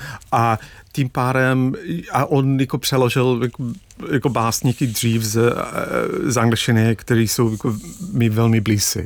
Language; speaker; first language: Czech; non-native, fluent; English